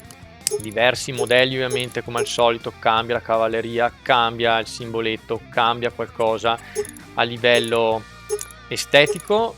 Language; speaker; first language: Italian; native; Italian